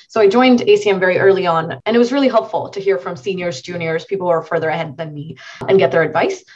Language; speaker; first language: English; non-native, local second language; Marathi